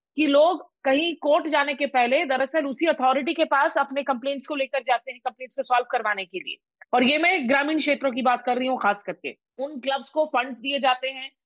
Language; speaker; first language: Hindi; native; Hindi